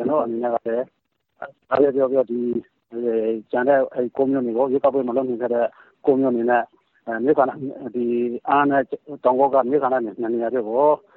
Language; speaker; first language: Burmese; native; Burmese